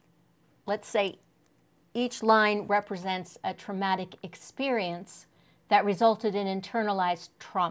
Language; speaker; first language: English; native; English